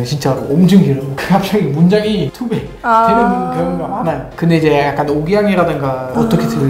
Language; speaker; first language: Korean; non-native, fluent; German